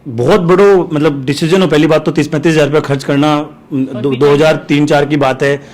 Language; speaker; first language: Hindi; native; Hindi